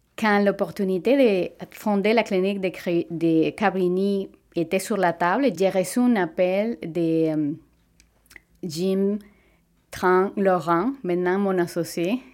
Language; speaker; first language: French; non-native, fluent; Spanish